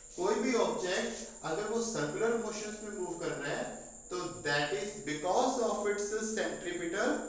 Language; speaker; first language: Hindi; non-native, local second language; Punjabi